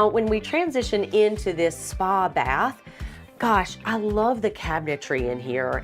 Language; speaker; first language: English; native; English